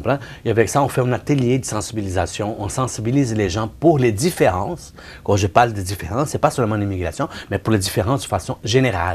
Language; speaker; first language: French; non-native, fluent; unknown